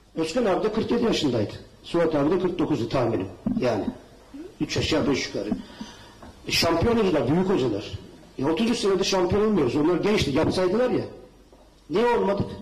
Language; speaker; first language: Turkish; native; Turkish